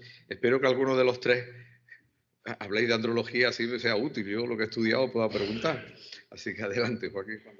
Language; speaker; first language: Spanish; native; Spanish